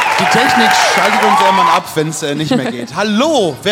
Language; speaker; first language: German; native; German